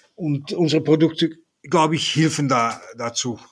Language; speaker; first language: German; non-native, fluent; Dutch